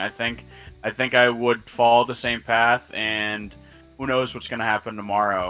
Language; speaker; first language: English; native; English